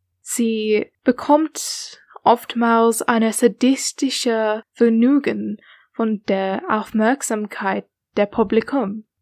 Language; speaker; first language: German; non-native, learner; English